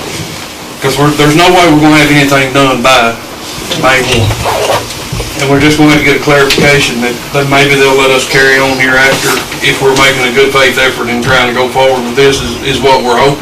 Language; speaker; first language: English; native; English